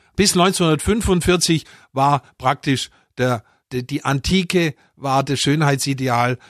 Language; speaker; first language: German; native; German